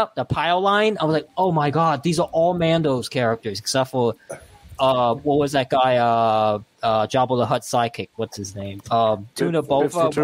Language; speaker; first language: English; non-native, local second language; Cantonese